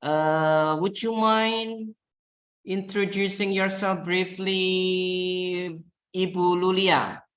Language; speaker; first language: English; non-native, fluent; Indonesian